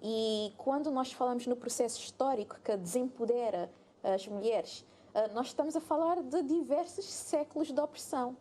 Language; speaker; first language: Portuguese; non-native, local second language; Kabuverdianu